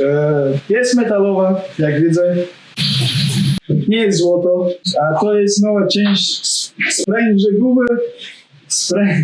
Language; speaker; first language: Polish; non-native, learner; Russian